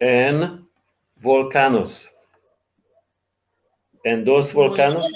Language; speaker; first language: Spanish; non-native, learner; English